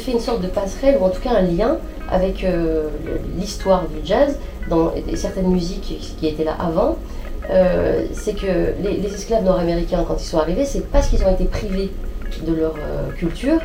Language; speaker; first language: French; native; French